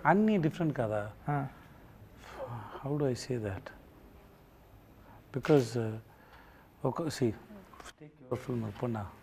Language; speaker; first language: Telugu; non-native, learner; Tamil